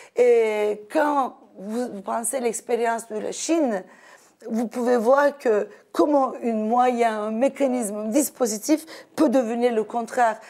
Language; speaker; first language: French; non-native, fluent; Turkish